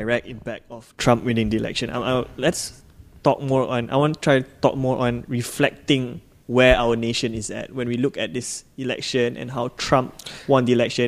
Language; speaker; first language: English; non-native, local second language; Malay